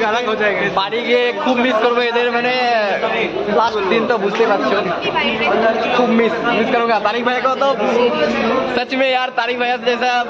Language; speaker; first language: Hindi; non-native, local second language; Bangla